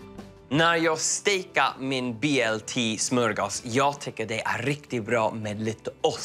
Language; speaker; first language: Swedish; non-native, learner; English